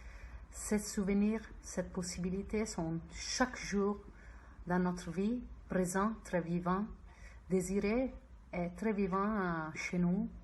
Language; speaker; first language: French; non-native, fluent; Italian